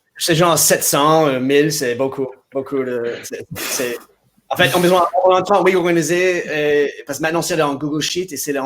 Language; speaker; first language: French; non-native, fluent; English